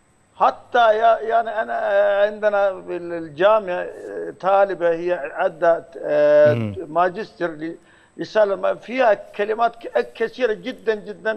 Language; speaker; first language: Arabic; non-native, fluent; Turkish